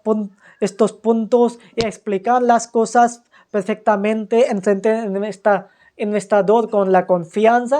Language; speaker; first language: Spanish; non-native, fluent; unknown